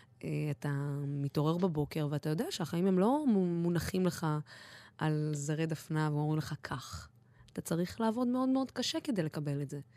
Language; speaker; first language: Hebrew; non-native, local second language; Arabic